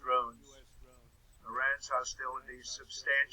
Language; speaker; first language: English; native; English